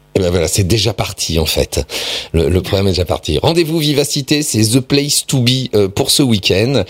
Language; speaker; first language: French; native; French